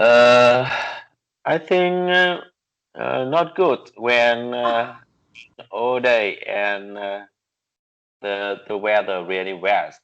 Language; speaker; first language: English; non-native, learner; Vietnamese